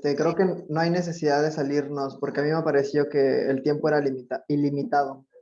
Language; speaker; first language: Spanish; native; Spanish